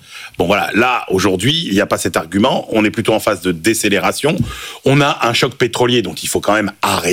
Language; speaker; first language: French; native; French